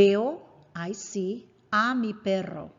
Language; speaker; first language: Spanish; non-native, fluent; English